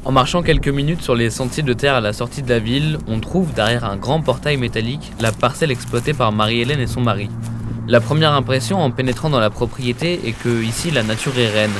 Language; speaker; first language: French; native; French